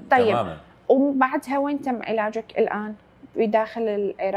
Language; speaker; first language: Arabic; native; Arabic